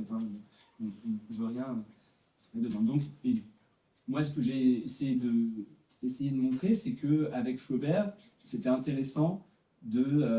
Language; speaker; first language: French; native; French